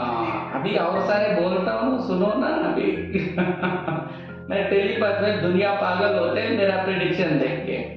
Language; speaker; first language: Hindi; non-native, local second language; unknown